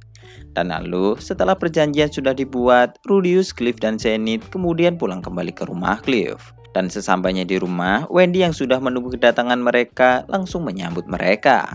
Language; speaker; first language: Indonesian; native; Indonesian